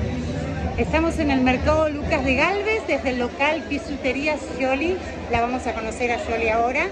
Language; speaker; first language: Spanish; native; Spanish